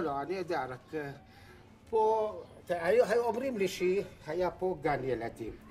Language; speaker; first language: Hebrew; non-native, local second language; Armenian